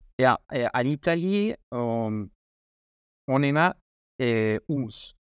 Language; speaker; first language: French; non-native, learner; Spanish